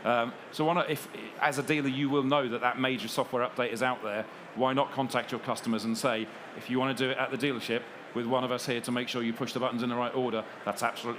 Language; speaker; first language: English; native; English